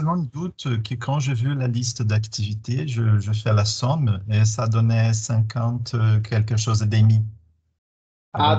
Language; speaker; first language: French; non-native, fluent; Portuguese